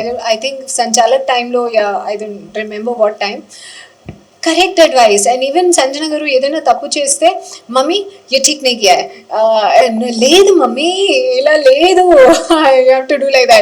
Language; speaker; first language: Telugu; non-native, learner; Hindi